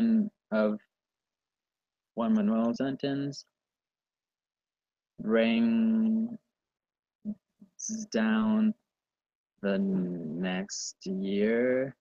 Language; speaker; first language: English; non-native, learner; Spanish